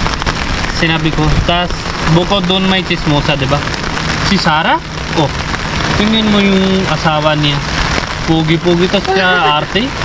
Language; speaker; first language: Filipino; non-native, learner; Hindi